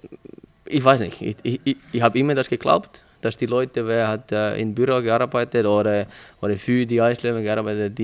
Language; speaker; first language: German; non-native, learner; Finnish